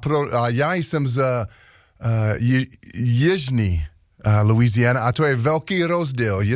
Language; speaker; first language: Czech; non-native, learner; English